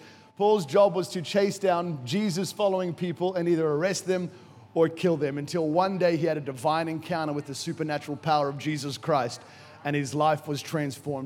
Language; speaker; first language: English; native; English